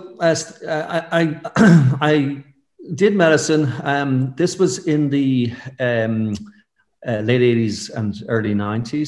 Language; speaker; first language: English; native; English